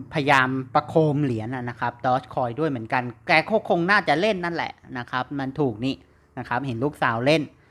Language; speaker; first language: Thai; native; Thai